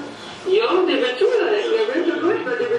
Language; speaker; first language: Danish; non-native, learner; Arabic